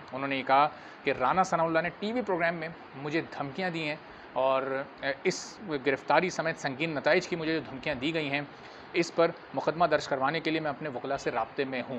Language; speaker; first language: Urdu; native; Urdu